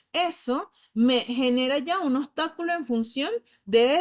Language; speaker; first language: Spanish; native; Spanish